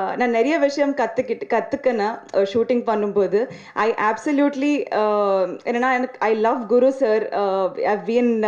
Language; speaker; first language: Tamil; non-native, learner; Telugu